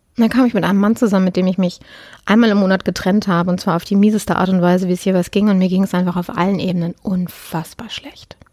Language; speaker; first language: German; early bilingual, other home language; Polish